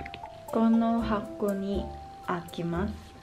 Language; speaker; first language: Japanese; non-native, learner; Filipino